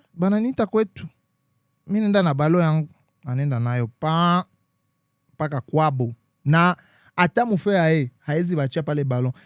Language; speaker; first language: Swahili; native; Swahili